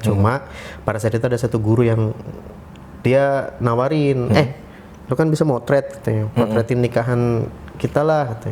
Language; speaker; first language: Indonesian; native; Indonesian